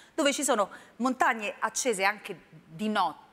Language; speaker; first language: Italian; native; Italian